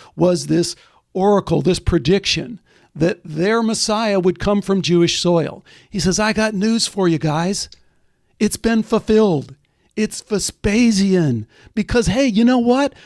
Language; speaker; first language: English; native; English